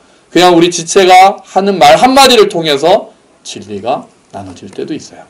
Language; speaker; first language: Korean; native; Korean